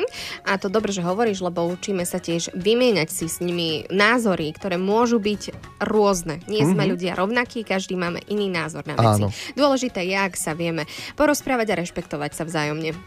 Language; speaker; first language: Slovak; native; Slovak